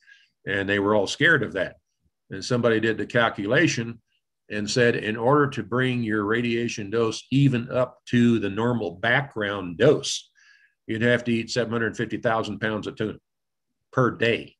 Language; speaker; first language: English; native; English